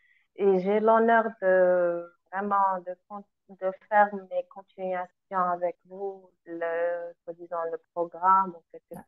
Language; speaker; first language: French; non-native, learner; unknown